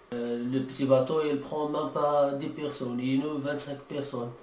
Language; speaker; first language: French; non-native, learner; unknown